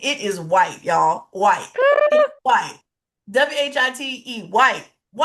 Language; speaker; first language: English; native; English